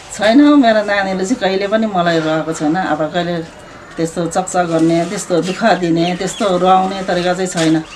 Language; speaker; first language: Nepali; non-native, local second language; Limbu